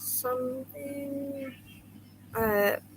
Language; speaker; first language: English; non-native, learner; Indonesian